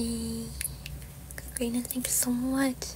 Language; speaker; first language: English; non-native, fluent; Georgian